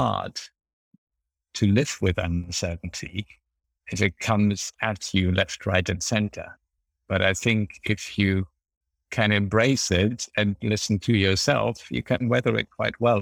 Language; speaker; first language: English; non-native, fluent; German